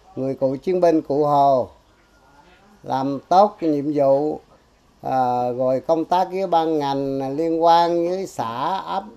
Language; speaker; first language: Vietnamese; non-native, local second language; Eastern Cham